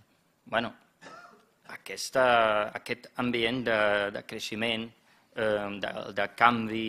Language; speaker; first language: Catalan; non-native, fluent; German